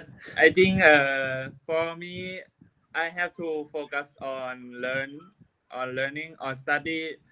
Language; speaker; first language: English; non-native, learner; Thai